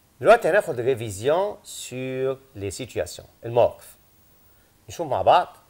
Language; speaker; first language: French; non-native, fluent; Arabic